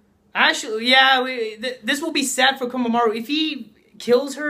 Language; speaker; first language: English; native; English